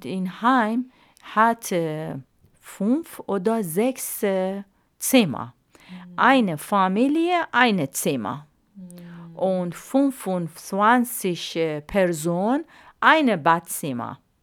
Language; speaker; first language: German; non-native, learner; Arabic